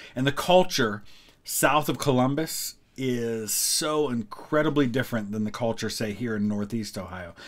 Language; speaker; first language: English; native; English